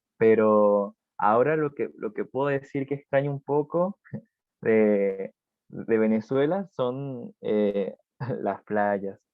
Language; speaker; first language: Spanish; native; Spanish